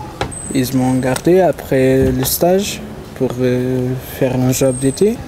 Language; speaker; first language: French; early bilingual, other home language; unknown